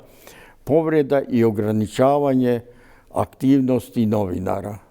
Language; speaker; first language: Croatian; native; Croatian